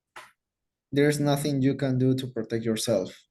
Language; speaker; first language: English; non-native, learner; Spanish